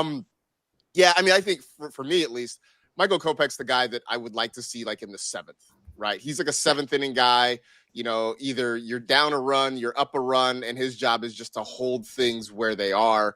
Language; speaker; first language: English; native; English